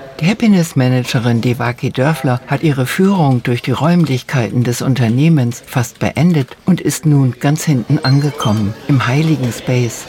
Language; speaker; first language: German; native; German